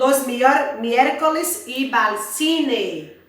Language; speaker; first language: Spanish; non-native, learner; Portuguese